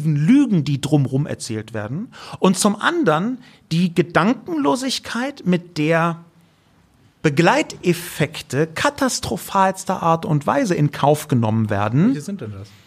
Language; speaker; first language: German; native; German